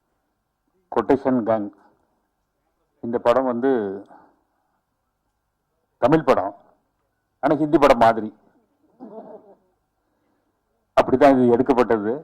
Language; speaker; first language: Tamil; non-native, fluent; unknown